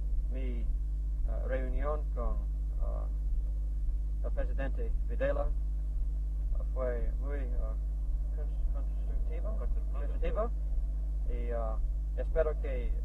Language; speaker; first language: Spanish; non-native, learner; English